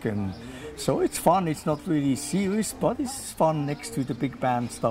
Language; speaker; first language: English; non-native, fluent; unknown